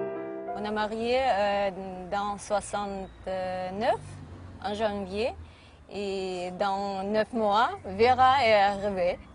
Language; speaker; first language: French; non-native, fluent; Russian